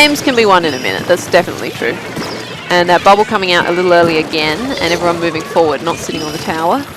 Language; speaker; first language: English; native; English